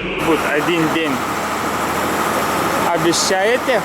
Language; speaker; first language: Russian; non-native, learner; Lithuanian